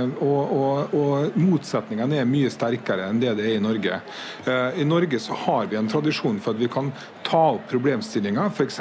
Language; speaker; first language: Norwegian; native; Norwegian